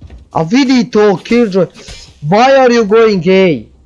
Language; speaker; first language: English; non-native, learner; Serbian